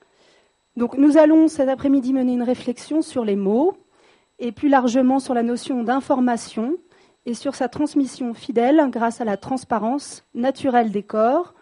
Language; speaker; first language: French; native; French